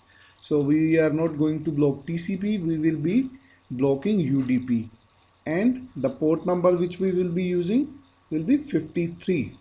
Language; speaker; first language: English; non-native, local second language; Hindi